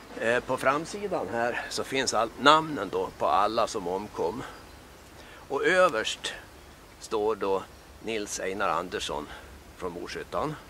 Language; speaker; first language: Swedish; native; Swedish